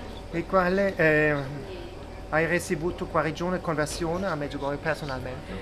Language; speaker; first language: Italian; non-native, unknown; German